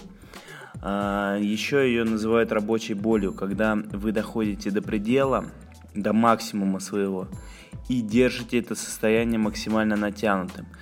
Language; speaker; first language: Russian; native; Russian